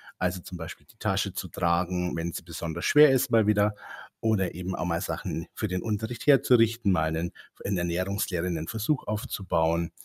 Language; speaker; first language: German; native; German